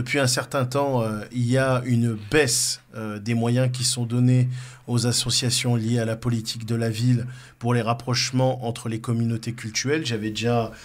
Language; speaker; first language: French; native; French